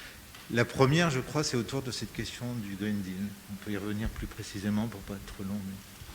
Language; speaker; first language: French; native; French